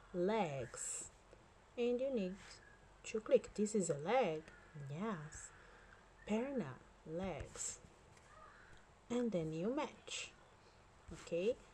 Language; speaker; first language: English; non-native, fluent; Portuguese